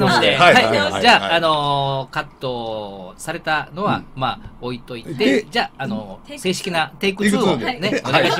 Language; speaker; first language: Japanese; native; Japanese